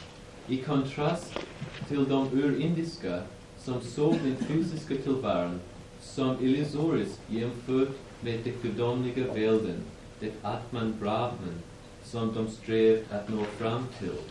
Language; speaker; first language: Swedish; non-native, fluent; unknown